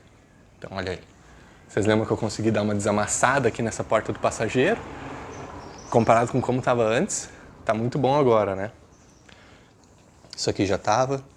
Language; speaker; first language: Portuguese; native; Portuguese